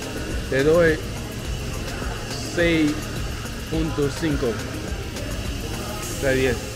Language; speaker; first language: Spanish; non-native, learner; English